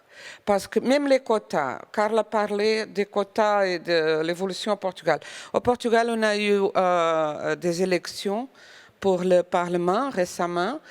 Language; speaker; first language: French; non-native, fluent; Portuguese